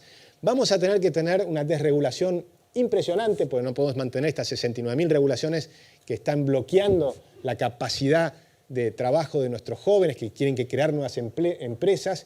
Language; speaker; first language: Spanish; native; Spanish